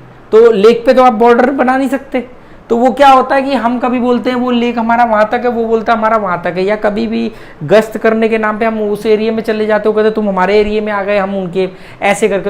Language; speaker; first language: Hindi; native; Hindi